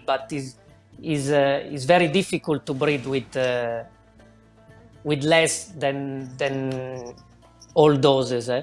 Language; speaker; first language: English; non-native, learner; Italian